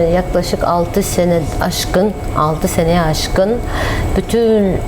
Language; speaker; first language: Turkish; non-native, fluent; Kyrgyz